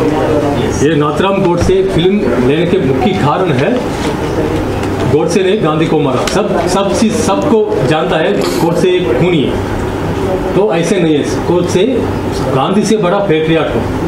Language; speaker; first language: Hindi; non-native, local second language; Tamil